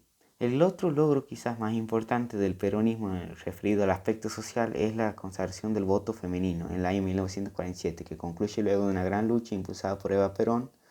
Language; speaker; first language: Spanish; native; Spanish